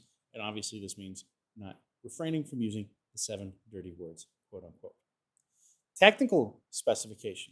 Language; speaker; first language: English; native; English